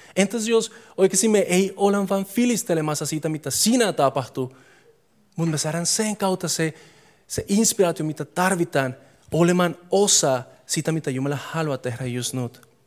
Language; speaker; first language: Finnish; non-native, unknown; English